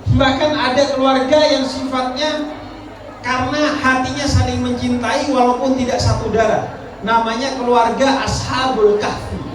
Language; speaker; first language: Indonesian; non-native, local second language; Madurese